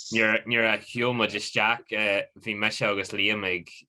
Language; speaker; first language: Irish; non-native, local second language; English